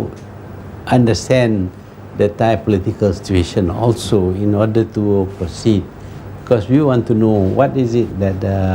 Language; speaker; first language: English; non-native, local second language; Malay